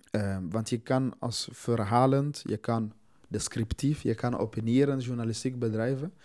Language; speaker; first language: Dutch; non-native, fluent; Swahili